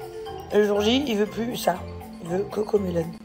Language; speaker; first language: French; native; French